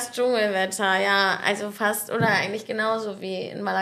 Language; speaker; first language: German; native; German